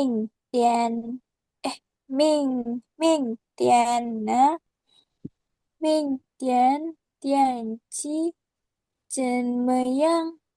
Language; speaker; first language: Chinese; non-native, learner; Indonesian